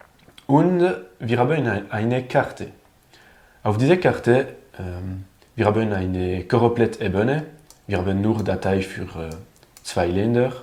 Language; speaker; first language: German; non-native, learner; French